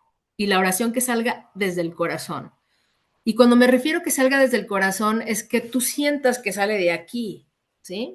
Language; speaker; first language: Spanish; native; Spanish